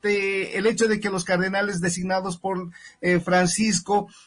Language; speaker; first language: Spanish; native; Spanish